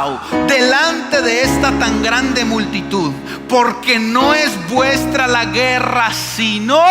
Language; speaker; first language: Spanish; native; Spanish